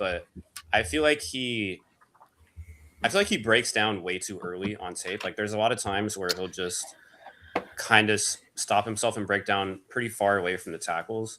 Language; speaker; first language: English; native; English